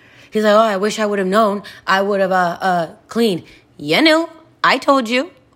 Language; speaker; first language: English; early bilingual, other home language; Spanish